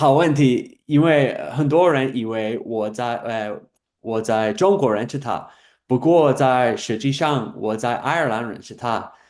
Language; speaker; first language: Chinese; non-native, fluent; English